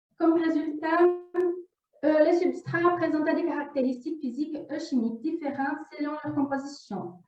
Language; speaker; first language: French; non-native, fluent; Portuguese